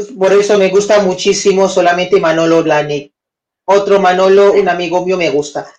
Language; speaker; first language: Spanish; non-native, learner; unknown